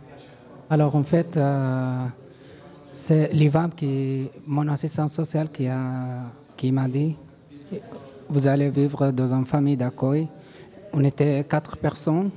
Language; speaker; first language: French; non-native, learner; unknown